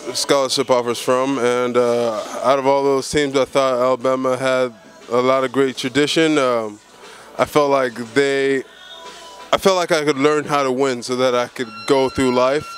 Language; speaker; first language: English; native; English